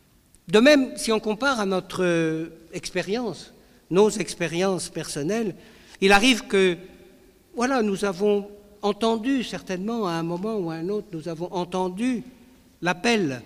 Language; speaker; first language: French; native; French